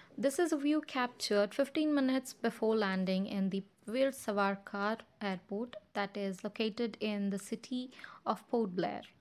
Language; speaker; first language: English; non-native, local second language; Kannada